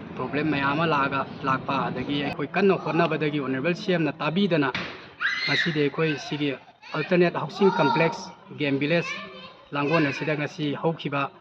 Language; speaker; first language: Manipuri; native; Manipuri